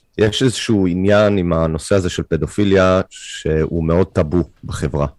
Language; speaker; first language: Hebrew; non-native, fluent; English